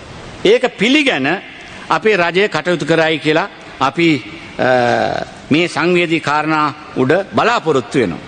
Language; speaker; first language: Sinhala; non-native, local second language; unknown